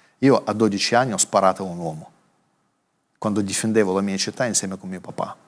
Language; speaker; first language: Italian; non-native, fluent; Russian